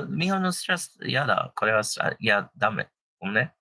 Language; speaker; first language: Japanese; non-native, learner; English